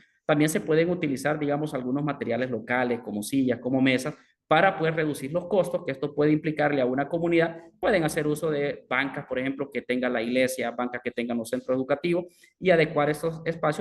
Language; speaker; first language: Spanish; native; Spanish